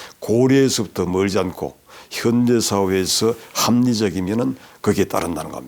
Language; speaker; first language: Korean; native; Korean